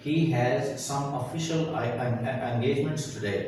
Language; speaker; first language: English; non-native, local second language; Urdu